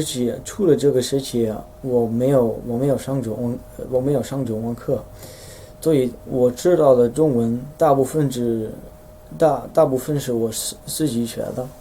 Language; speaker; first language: Chinese; non-native, fluent; Dutch